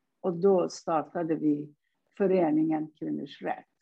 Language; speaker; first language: Swedish; non-native, fluent; Persian